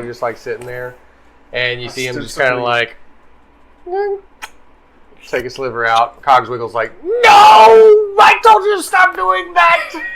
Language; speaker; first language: English; native; English